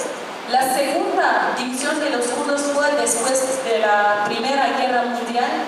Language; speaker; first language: Spanish; non-native, fluent; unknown